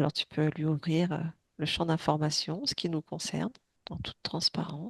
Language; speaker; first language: French; native; French